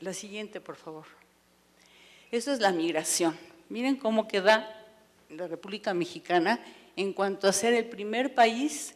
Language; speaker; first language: Spanish; native; Spanish